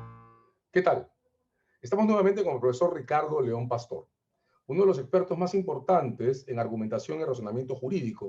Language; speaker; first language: Spanish; native; Spanish